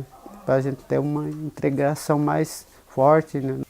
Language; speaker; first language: Portuguese; non-native, local second language; Guarani